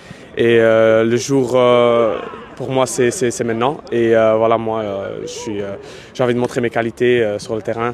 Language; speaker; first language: French; early bilingual, other home language; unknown